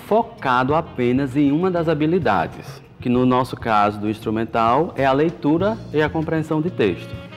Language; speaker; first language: Portuguese; native; Portuguese